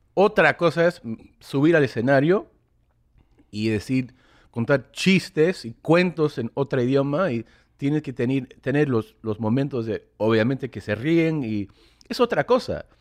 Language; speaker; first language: Spanish; early bilingual, other home language; English